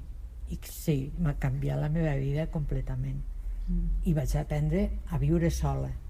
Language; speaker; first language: Catalan; non-native, local second language; Spanish